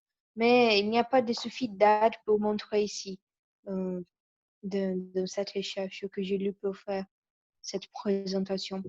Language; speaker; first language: French; non-native, learner; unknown